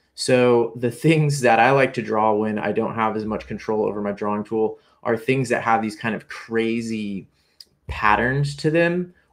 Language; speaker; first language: English; native; English